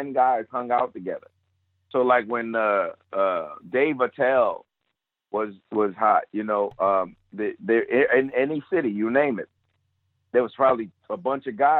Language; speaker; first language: English; native; English